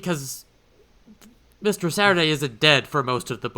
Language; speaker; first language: English; native; English